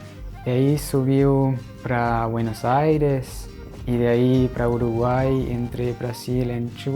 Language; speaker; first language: Portuguese; non-native, fluent; German